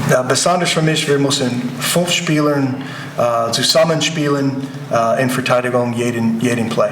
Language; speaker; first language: German; non-native, learner; English